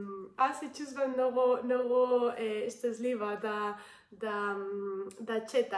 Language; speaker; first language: Bulgarian; non-native, learner; Spanish